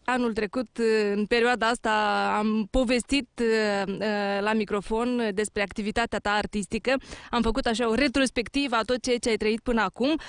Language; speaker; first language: Romanian; native; Romanian